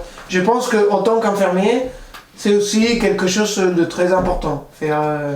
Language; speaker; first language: French; non-native, fluent; Spanish